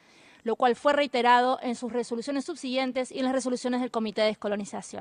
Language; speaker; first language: Spanish; native; Spanish